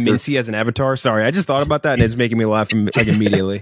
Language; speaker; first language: English; native; English